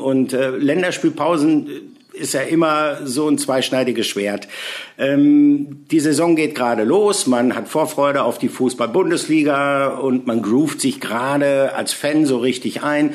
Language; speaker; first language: German; native; German